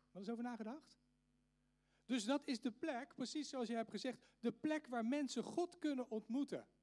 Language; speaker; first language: Dutch; native; Dutch